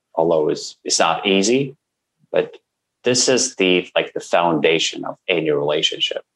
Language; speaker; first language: English; non-native, fluent; Russian